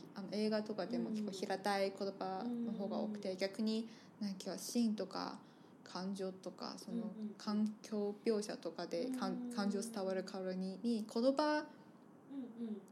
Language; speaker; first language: Japanese; non-native, fluent; Chinese